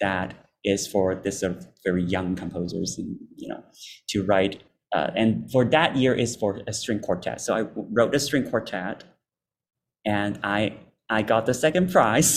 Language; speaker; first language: English; non-native, local second language; Cantonese